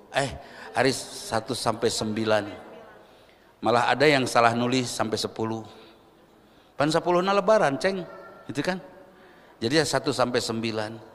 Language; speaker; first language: Indonesian; non-native, local second language; Sundanese